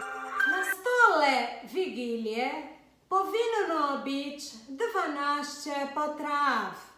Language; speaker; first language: Polish; non-native, learner; Portuguese